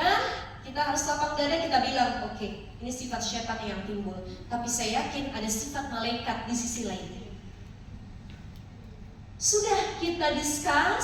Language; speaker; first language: Indonesian; native; Indonesian